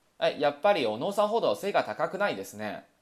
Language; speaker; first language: Japanese; non-native, fluent; Chinese